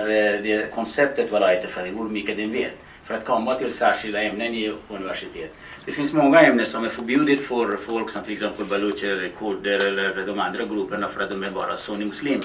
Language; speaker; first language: Swedish; non-native, fluent; Baluchi